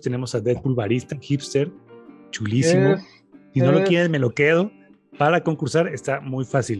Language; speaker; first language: Spanish; native; Spanish